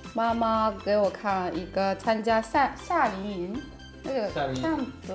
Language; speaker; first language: Chinese; non-native, learner; Japanese